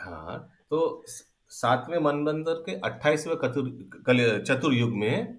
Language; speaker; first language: Hindi; non-native, local second language; Bangla